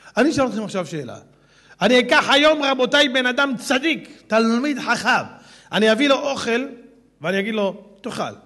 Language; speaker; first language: Hebrew; native; Hebrew